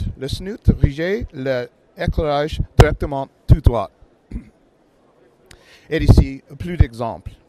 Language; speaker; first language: French; non-native, learner; English